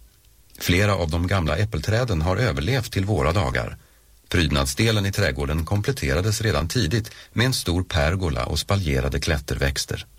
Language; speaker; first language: Swedish; native; Swedish